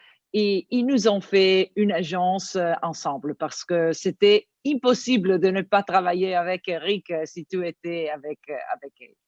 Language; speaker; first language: French; non-native, learner; Italian